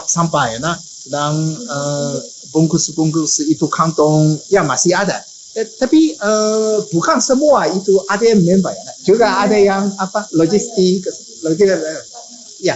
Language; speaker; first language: Indonesian; non-native, learner; Japanese